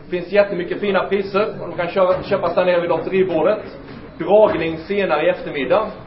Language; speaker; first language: Swedish; native; Swedish